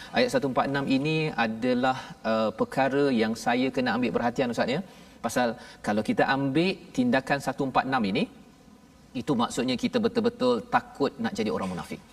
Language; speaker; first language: Malay; native; Malay